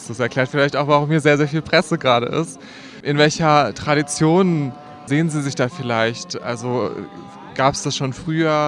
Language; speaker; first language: German; native; German